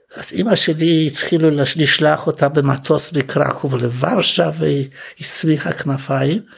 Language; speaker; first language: Hebrew; non-native, fluent; Polish